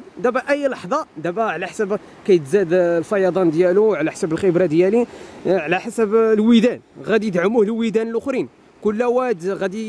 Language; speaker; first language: Arabic; native; Arabic